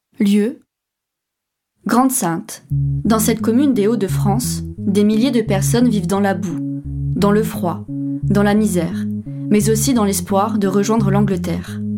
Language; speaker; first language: French; native; French